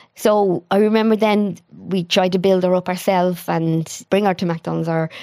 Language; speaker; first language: English; native; English